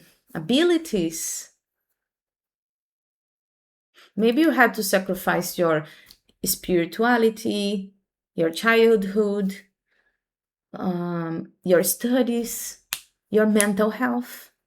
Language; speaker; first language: English; non-native, fluent; Portuguese